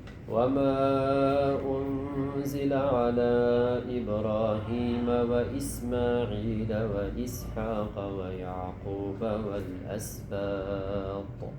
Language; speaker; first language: Arabic; non-native, fluent; Malay